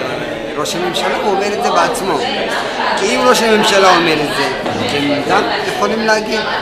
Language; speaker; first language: Hebrew; non-native, fluent; Tigrinya